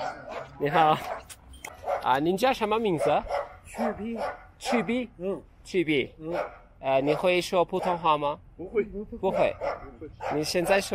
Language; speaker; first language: Chinese; non-native, learner; Turkish